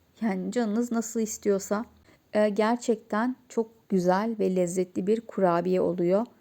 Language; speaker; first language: Turkish; native; Turkish